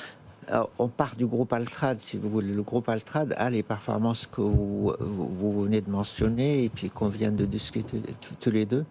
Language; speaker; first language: French; non-native, fluent; Arabic